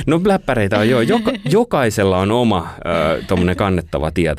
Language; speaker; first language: Finnish; native; Finnish